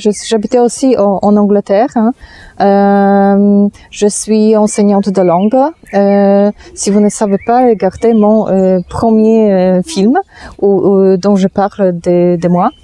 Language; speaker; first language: French; non-native, fluent; Polish